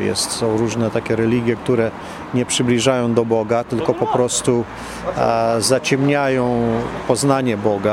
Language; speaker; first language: Polish; early bilingual, heritage; Polish